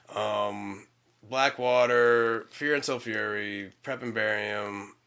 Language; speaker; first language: English; native; English